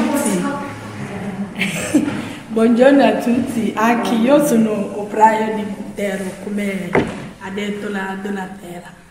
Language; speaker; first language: Italian; non-native, learner; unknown